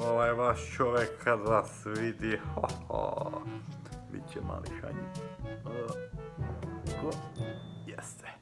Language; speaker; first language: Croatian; non-native, local second language; Hungarian